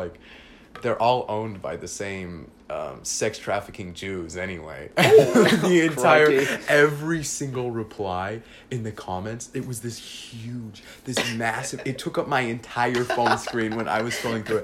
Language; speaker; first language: English; native; English